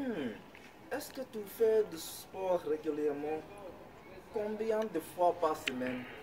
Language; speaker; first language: French; non-native, learner; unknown